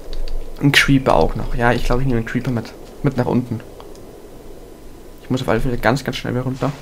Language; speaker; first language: German; native; German